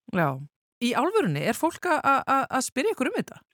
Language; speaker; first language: Icelandic; native; Icelandic